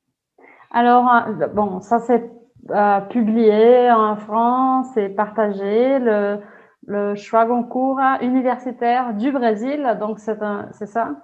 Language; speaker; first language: French; non-native, fluent; Portuguese